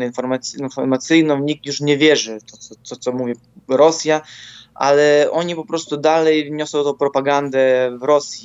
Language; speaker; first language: Polish; non-native, fluent; Ukrainian